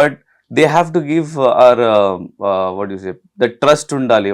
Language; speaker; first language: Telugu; non-native, learner; Hindi